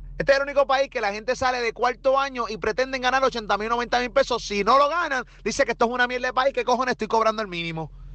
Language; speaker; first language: Spanish; native; Spanish